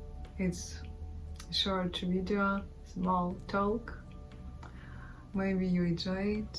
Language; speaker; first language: English; non-native, learner; Russian